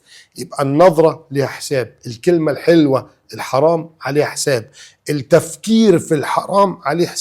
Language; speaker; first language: Arabic; native; Arabic